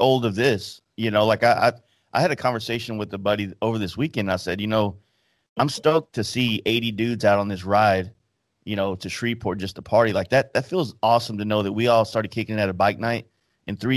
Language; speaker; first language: English; native; English